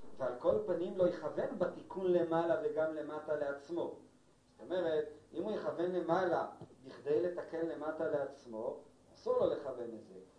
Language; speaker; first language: Hebrew; non-native, fluent; Spanish